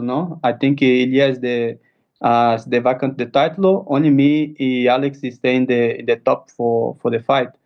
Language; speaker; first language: English; non-native, learner; Portuguese